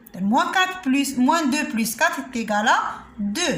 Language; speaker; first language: French; non-native, local second language; Arabic